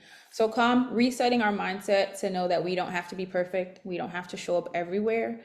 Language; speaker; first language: English; native; English